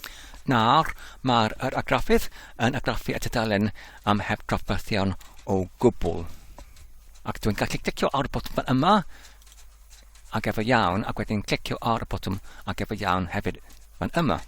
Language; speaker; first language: Welsh; non-native, learner; English